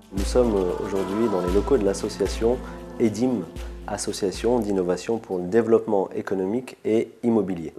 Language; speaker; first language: French; early bilingual, other home language; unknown